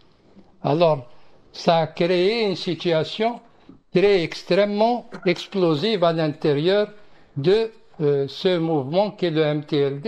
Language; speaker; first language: French; non-native, local second language; Arabic